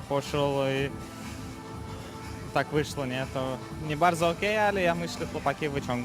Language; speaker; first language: Polish; non-native, fluent; Russian